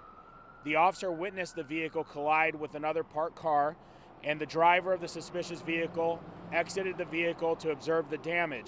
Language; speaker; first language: English; native; English